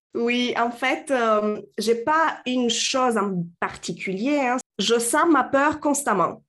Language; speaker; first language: French; non-native, fluent; Romanian